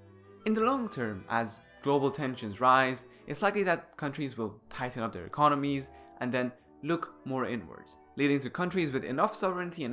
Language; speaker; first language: English; non-native, fluent; Persian